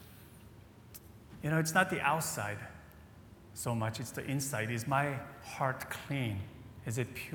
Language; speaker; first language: English; native; English